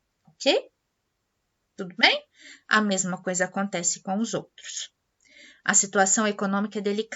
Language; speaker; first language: Portuguese; native; Portuguese